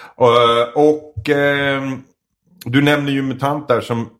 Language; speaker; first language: Swedish; native; Swedish